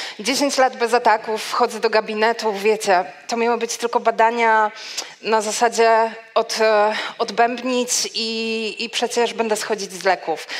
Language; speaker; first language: Polish; native; Polish